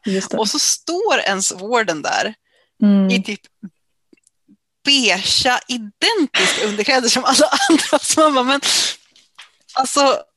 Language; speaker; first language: Swedish; native; Swedish